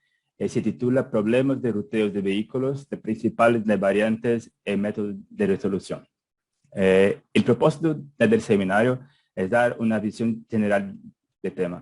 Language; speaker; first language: Spanish; non-native, fluent; Portuguese